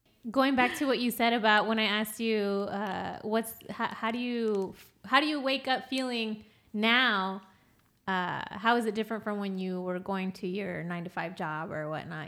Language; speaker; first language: English; early bilingual, other home language; Spanish